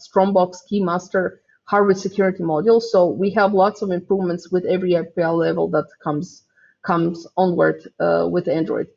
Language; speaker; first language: English; non-native, fluent; Croatian